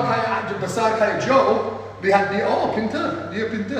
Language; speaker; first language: Indonesian; non-native, fluent; English